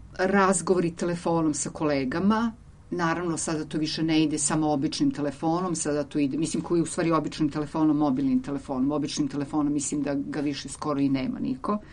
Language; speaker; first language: Serbian; native; Serbian